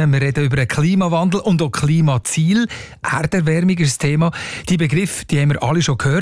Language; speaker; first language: German; native; German